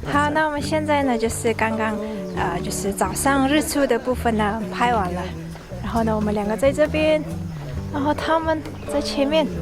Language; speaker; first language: Chinese; non-native, fluent; Mongolian